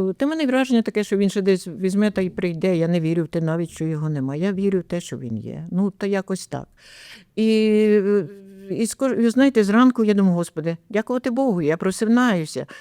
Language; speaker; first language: Ukrainian; native; Ukrainian